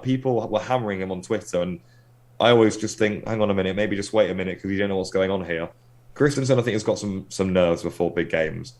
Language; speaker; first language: English; native; English